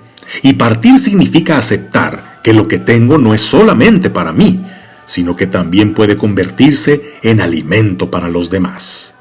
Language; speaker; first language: Spanish; native; Spanish